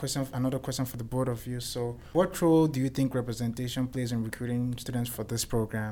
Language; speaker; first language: English; non-native, local second language; Igbo